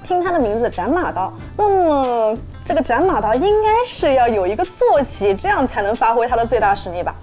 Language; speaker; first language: Chinese; native; Chinese